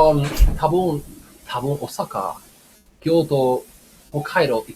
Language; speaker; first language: Japanese; non-native, learner; English